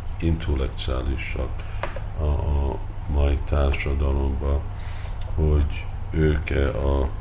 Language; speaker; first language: Hungarian; early bilingual, heritage; Hungarian